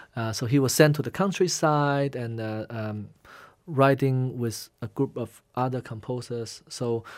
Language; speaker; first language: English; non-native, fluent; Min Nan Chinese